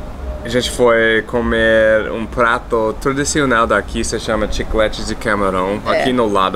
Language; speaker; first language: Portuguese; non-native, fluent; English